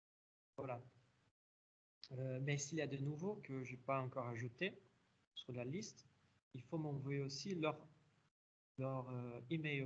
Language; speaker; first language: French; non-native, fluent; Portuguese